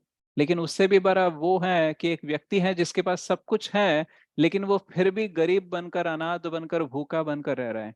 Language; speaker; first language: Hindi; native; Hindi